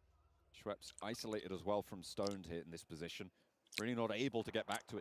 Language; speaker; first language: English; native; English